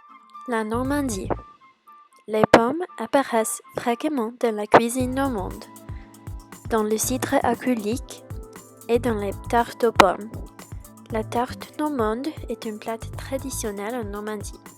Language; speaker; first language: French; non-native, learner; English